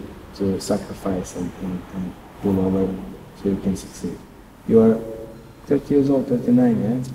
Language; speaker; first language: English; non-native, learner; Serbian